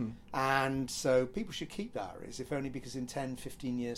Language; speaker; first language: English; native; English